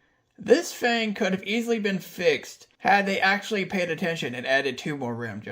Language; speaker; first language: English; native; English